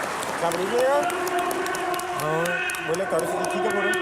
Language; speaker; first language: Danish; native; Danish